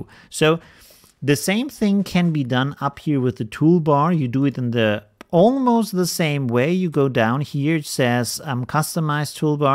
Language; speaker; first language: English; non-native, fluent; German